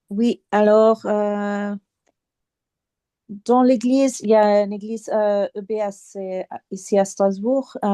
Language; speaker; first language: French; non-native, fluent; English